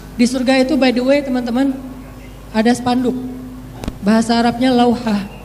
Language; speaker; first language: Indonesian; native; Indonesian